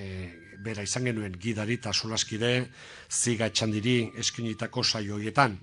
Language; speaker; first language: Basque; native; Basque